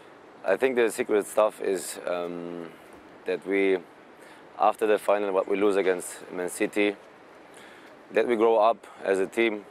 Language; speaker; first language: English; non-native, fluent; German